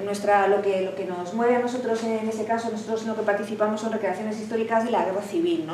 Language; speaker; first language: Spanish; native; Spanish